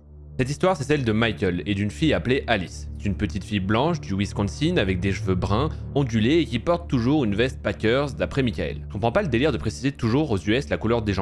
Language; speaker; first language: French; native; French